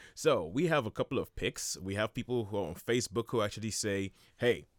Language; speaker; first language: English; non-native, local second language; Yoruba